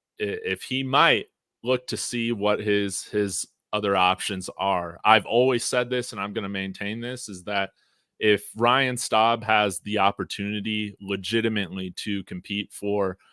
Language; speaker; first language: English; native; English